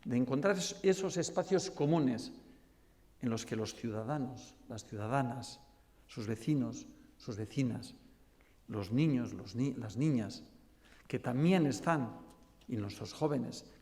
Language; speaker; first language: Spanish; non-native, local second language; Basque